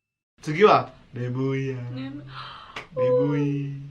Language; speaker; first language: Japanese; non-native, fluent; Indonesian